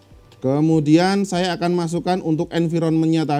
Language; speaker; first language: Indonesian; native; Indonesian